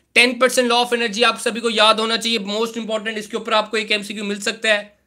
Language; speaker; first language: Hindi; native; Hindi